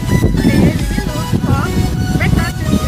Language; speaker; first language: English; non-native, learner; Indonesian